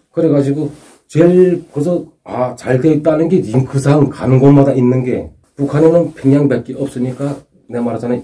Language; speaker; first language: Korean; native; Korean